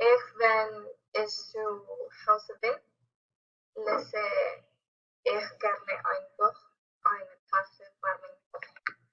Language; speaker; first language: German; non-native, learner; Spanish